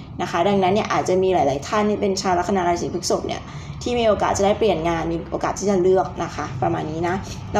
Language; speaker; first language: Thai; native; Thai